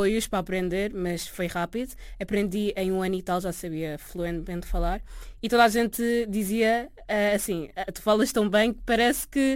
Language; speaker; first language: Portuguese; early bilingual, other home language; Arabic